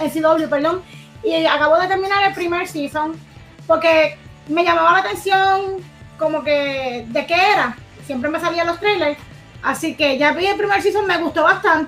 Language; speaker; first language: Spanish; native; Spanish